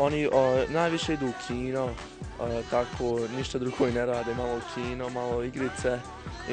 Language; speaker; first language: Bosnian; early bilingual, heritage; Croatian